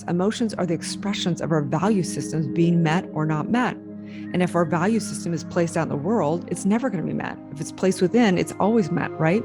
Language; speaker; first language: English; native; English